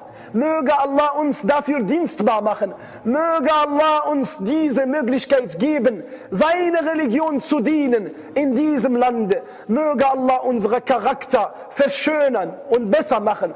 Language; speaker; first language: German; non-native, fluent; Arabic